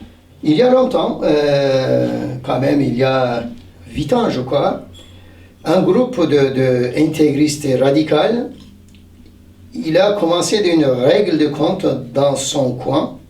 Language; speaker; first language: French; non-native, fluent; Turkish